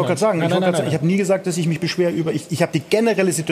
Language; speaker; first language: German; native; German